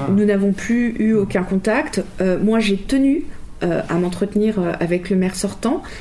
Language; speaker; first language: French; native; French